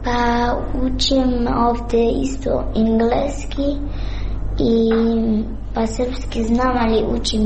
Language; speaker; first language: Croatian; early bilingual, other home language; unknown